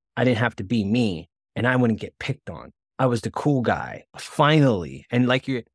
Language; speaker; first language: English; native; English